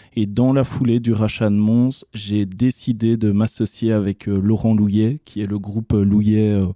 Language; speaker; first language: French; native; French